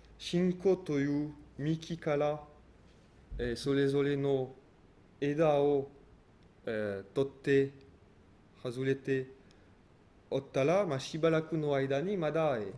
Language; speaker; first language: Japanese; non-native, fluent; French